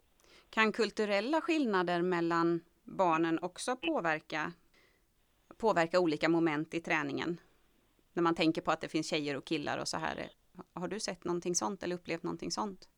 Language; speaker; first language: Swedish; native; Swedish